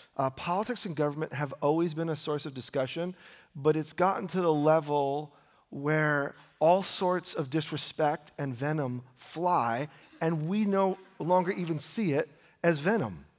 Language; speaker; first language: English; native; English